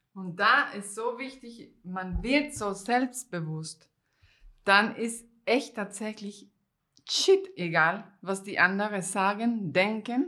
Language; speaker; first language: German; non-native, fluent; Spanish